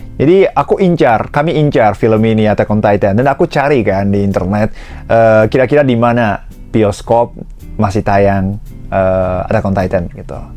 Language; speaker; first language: Indonesian; non-native, fluent; Japanese